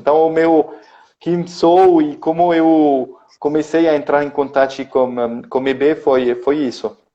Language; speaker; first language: Portuguese; non-native, fluent; French